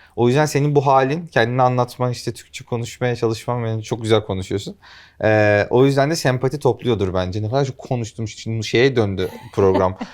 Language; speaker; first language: Turkish; native; Turkish